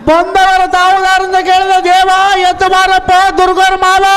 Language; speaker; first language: Kannada; native; Kannada